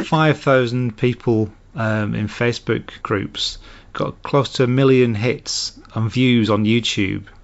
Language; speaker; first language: English; native; English